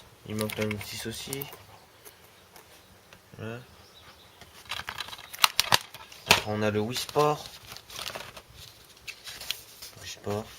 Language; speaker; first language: French; native; French